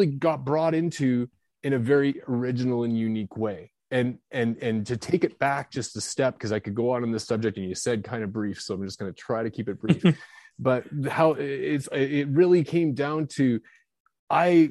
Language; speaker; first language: English; native; English